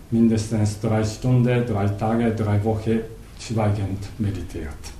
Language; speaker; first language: German; non-native, learner; Japanese